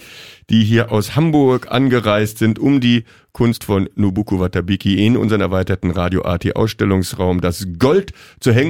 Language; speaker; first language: German; native; German